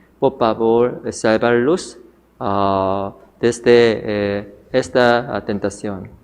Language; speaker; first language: Spanish; non-native, learner; Korean